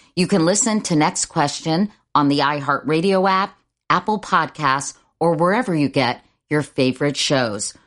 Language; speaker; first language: English; native; English